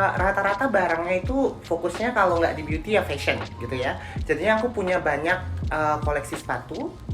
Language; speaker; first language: Indonesian; non-native, local second language; Balinese